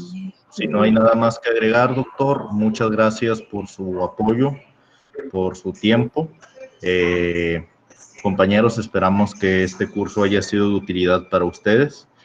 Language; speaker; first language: Spanish; native; Spanish